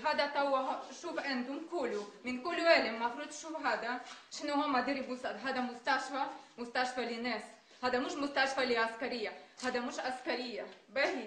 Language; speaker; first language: Arabic; non-native, learner; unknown